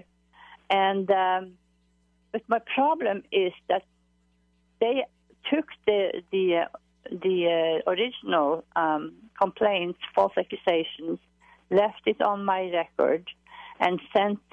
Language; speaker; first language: English; non-native, fluent; Norwegian